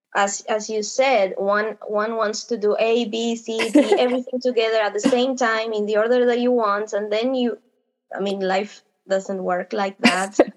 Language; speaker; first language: English; non-native, fluent; Spanish